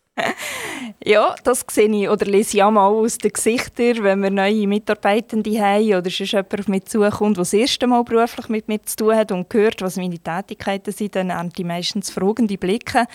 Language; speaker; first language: German; non-native, fluent; Turkish